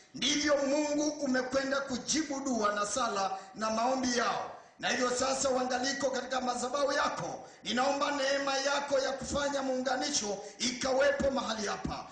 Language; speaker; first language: Swahili; native; Swahili